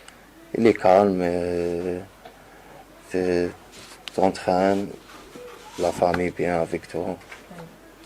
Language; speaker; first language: French; non-native, learner; Arabic